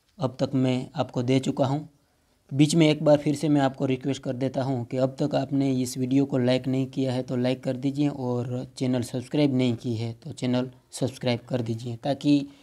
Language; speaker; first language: Hindi; non-native, local second language; Gujarati